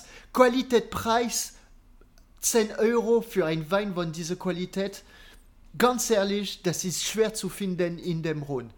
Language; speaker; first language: German; non-native, learner; French